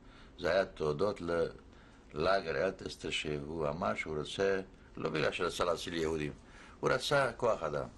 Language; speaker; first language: Hebrew; non-native, fluent; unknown